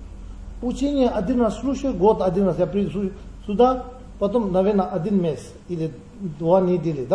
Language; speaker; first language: Russian; non-native, learner; Tibetan